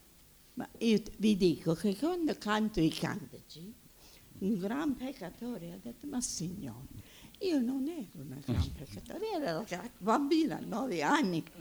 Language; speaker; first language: Italian; early bilingual, heritage; Italian